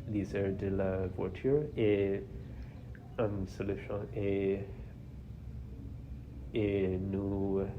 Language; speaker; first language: French; non-native, learner; English